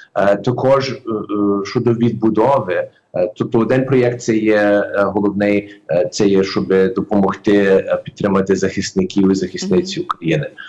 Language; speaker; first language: Ukrainian; early bilingual, heritage; Ukrainian